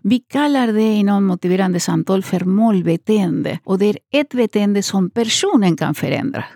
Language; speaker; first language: Swedish; non-native, fluent; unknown